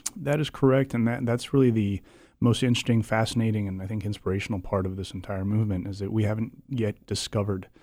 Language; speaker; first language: English; early bilingual, other home language; Spanish